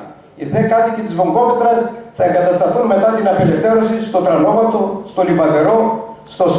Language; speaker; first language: Greek; native; Greek